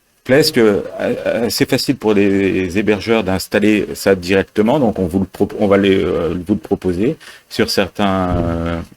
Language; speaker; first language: French; native; French